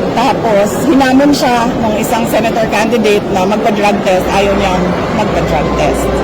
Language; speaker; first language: Filipino; native; Filipino